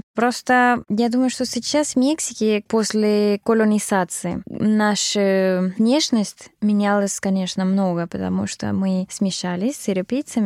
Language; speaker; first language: Russian; non-native, fluent; Spanish